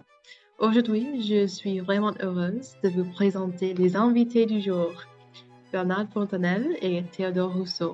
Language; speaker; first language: French; non-native, learner; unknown